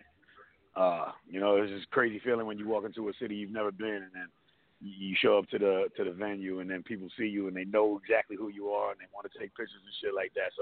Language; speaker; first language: English; native; English